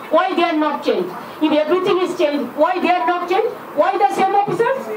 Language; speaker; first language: English; non-native, local second language; Bangla